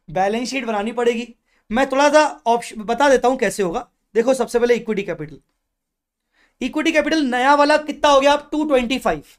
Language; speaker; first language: Hindi; native; Hindi